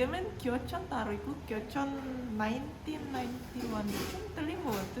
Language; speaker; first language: Korean; non-native, learner; Indonesian